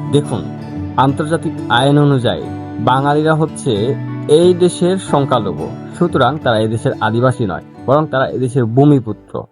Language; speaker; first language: Bangla; non-native, local second language; Chakma